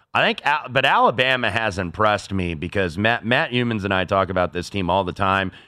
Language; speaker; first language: English; native; English